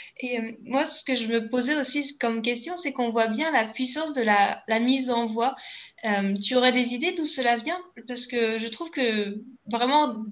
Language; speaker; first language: French; native; French